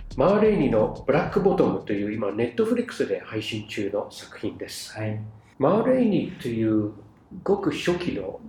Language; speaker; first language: Japanese; non-native, fluent; English